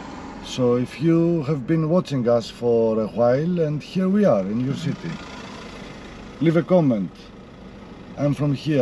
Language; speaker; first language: English; non-native, learner; Greek